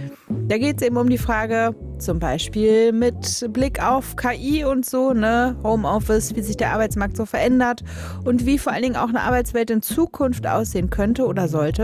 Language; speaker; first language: German; native; German